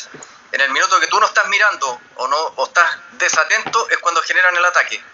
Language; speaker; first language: Spanish; native; Spanish